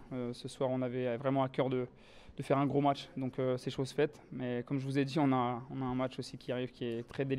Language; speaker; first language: French; native; French